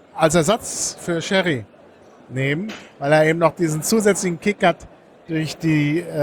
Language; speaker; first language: German; native; German